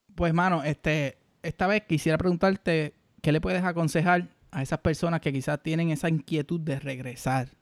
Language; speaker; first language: Spanish; native; Spanish